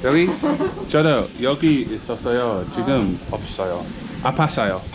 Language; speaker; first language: Korean; non-native, learner; English